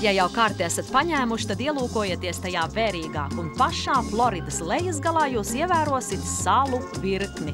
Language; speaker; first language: Latvian; native; Latvian